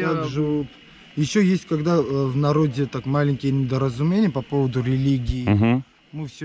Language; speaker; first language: Russian; non-native, local second language; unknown